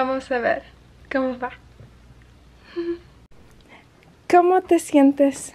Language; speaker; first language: Spanish; early bilingual, other home language; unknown